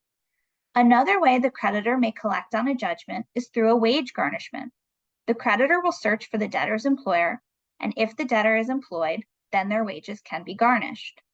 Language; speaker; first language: English; native; English